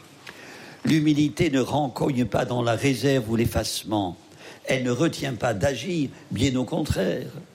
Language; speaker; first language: French; native; French